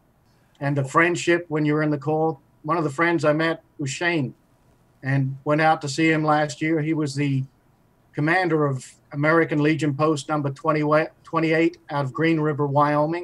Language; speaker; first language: English; native; English